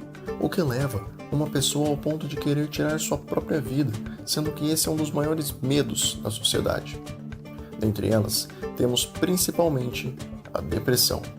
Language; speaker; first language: Portuguese; native; Portuguese